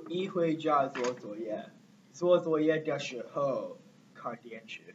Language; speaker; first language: Chinese; non-native, learner; English